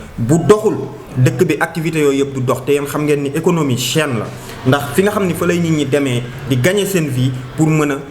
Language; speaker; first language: Wolof; native; Wolof